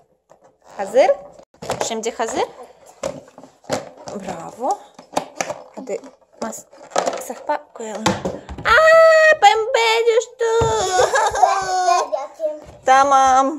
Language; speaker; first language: Turkish; non-native, learner; Russian